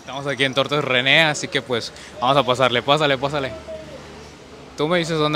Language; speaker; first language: Spanish; native; Spanish